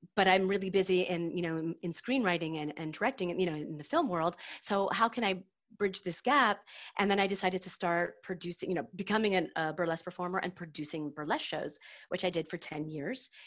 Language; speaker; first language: English; native; English